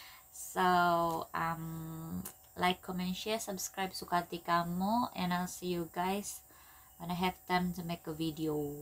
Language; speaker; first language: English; non-native, local second language; Malay